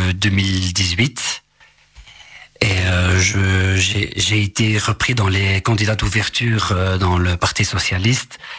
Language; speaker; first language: French; native; French